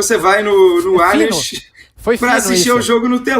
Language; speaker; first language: Portuguese; native; Portuguese